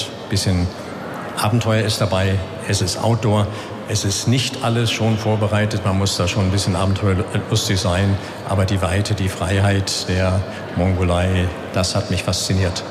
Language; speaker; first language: German; native; German